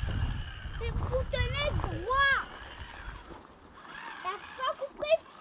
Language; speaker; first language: French; native; French